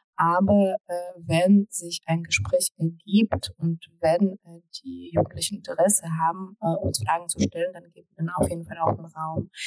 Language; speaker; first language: German; early bilingual, other home language; Russian